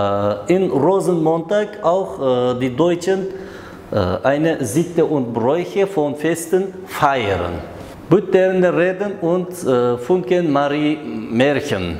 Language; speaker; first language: German; non-native, learner; Uzbek